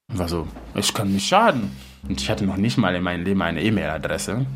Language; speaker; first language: German; non-native, fluent; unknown